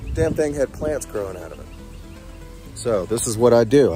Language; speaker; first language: English; native; English